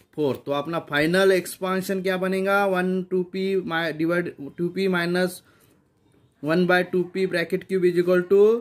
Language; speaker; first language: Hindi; non-native, local second language; Marathi